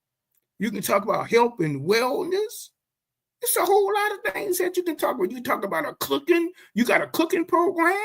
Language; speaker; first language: English; native; English